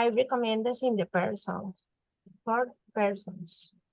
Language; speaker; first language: English; non-native, learner; Spanish